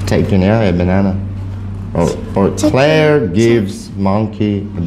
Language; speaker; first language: English; non-native, fluent; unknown